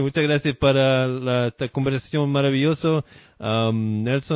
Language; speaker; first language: Spanish; non-native, fluent; English